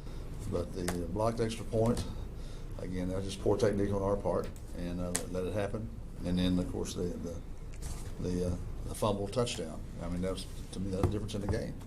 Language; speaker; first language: English; native; English